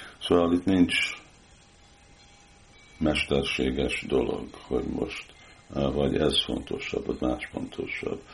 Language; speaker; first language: Hungarian; early bilingual, heritage; Hungarian